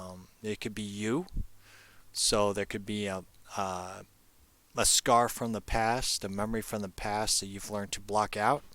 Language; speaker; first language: English; native; English